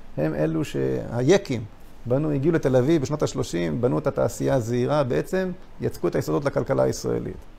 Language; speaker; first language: Hebrew; native; Hebrew